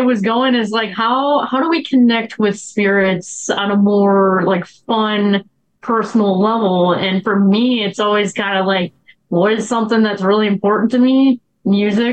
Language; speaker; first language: English; native; English